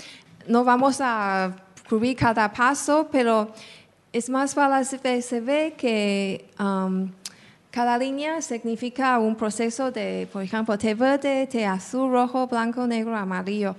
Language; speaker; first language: Spanish; non-native, fluent; Chinese